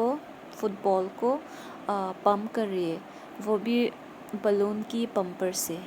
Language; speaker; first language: Hindi; non-native, local second language; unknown